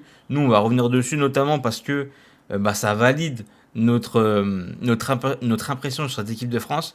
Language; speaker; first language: French; native; French